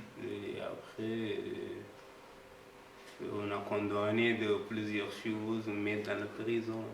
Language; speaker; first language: French; non-native, learner; Arabic